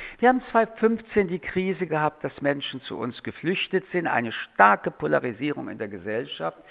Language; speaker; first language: German; early bilingual, other home language; French